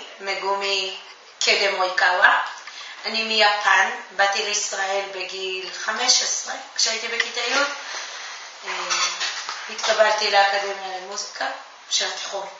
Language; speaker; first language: Hebrew; non-native, fluent; Japanese